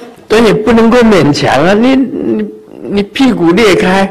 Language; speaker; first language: Chinese; native; Chinese